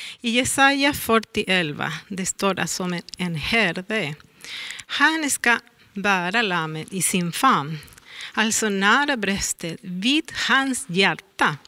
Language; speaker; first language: Swedish; non-native, learner; Spanish